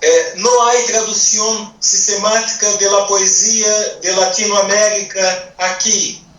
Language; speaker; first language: Spanish; non-native, learner; Portuguese